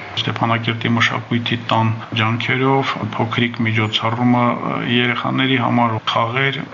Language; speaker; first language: Armenian; native; Armenian